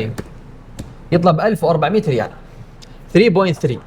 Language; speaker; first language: Arabic; native; Arabic